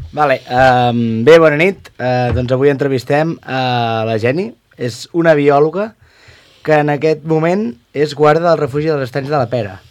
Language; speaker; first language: Catalan; native; Catalan